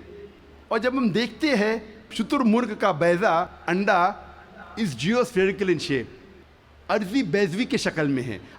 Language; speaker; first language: Urdu; native; Urdu